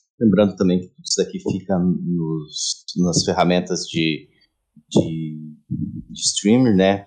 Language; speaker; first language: Portuguese; native; Portuguese